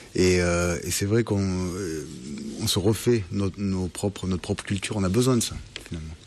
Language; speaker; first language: French; non-native, fluent; German